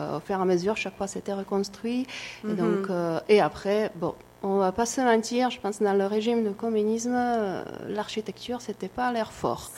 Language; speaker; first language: French; non-native, fluent; Czech